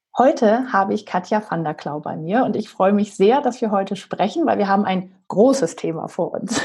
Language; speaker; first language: German; native; German